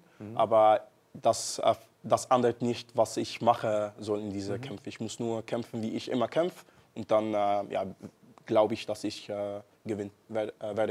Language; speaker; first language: German; non-native, learner; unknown